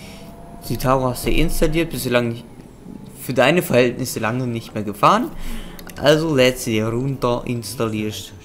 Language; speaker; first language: German; native; German